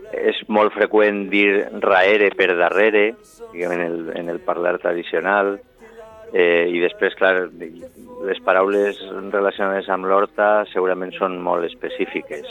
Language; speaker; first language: Catalan; native; Catalan